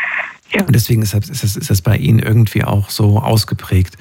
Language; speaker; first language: German; native; German